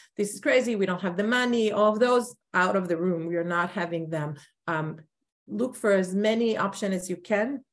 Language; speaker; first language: English; non-native, fluent; Hebrew